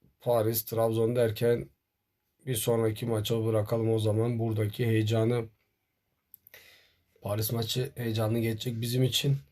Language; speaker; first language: Turkish; native; Turkish